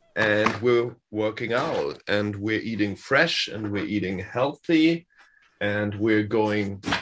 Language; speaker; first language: English; non-native, fluent; German